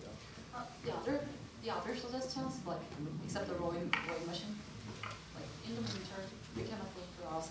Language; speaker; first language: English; non-native, local second language; Korean